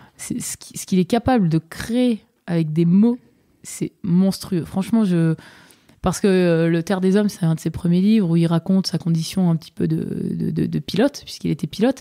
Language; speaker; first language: French; native; French